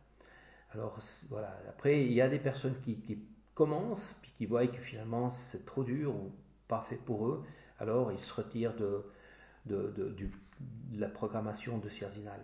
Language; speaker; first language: French; native; French